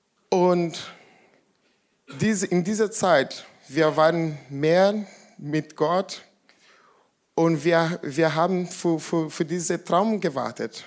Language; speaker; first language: German; non-native, learner; Portuguese